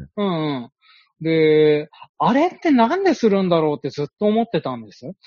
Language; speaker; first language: Japanese; native; Japanese